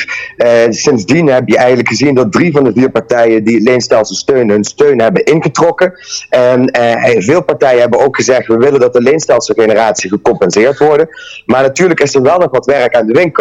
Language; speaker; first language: Dutch; native; Dutch